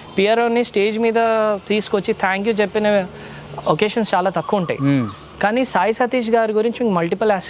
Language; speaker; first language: Telugu; native; Telugu